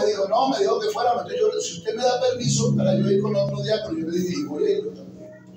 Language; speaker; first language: Spanish; native; Spanish